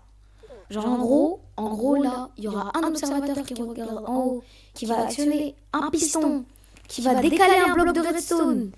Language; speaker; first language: French; native; French